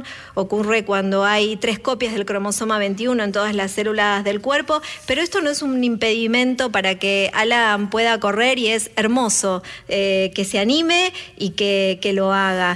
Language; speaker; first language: Spanish; native; Spanish